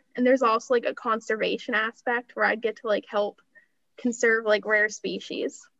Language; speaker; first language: English; native; English